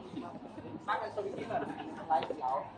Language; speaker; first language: German; non-native, learner; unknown